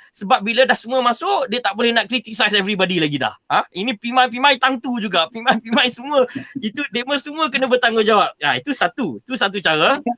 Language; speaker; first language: Malay; native; Malay